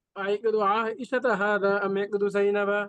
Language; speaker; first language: Arabic; non-native, fluent; Bangla